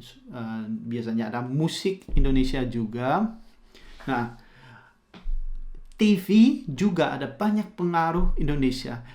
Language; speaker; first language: Indonesian; early bilingual, heritage; Dutch